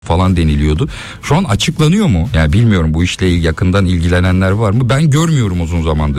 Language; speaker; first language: Turkish; native; Turkish